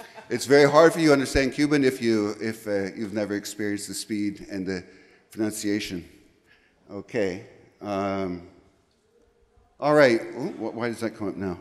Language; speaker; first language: English; native; English